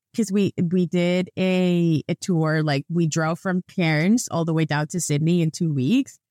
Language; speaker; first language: English; non-native, fluent; Spanish